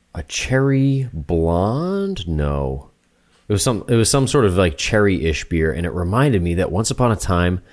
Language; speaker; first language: English; native; English